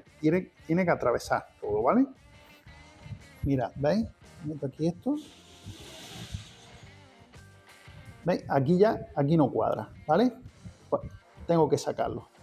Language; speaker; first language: Spanish; native; Spanish